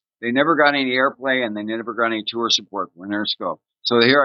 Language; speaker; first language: English; native; English